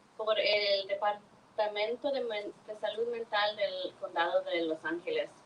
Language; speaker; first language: Spanish; early bilingual, heritage; Spanish